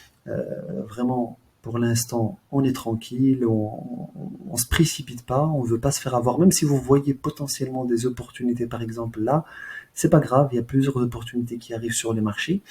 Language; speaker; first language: French; native; French